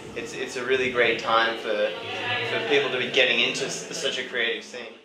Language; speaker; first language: English; native; English